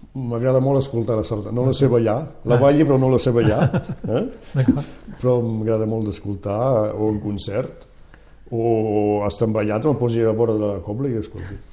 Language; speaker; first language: Catalan; non-native, local second language; French